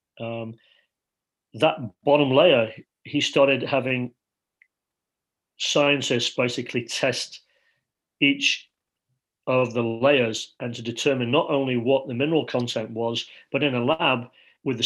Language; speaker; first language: English; native; English